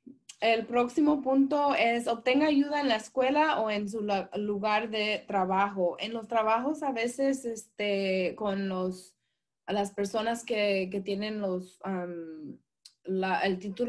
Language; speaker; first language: Spanish; early bilingual, heritage; Spanish